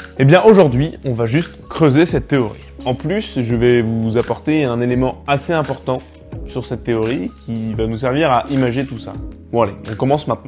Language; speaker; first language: French; native; French